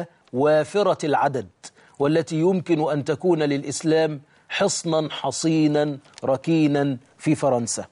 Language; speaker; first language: Arabic; native; Arabic